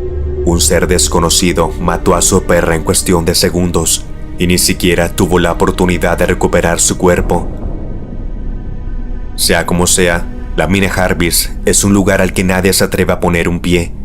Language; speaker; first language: Spanish; native; Spanish